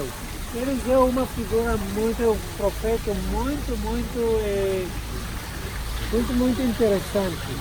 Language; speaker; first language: Portuguese; non-native, learner; Hebrew